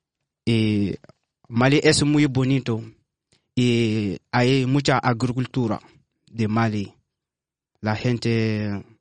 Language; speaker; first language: Spanish; non-native, learner; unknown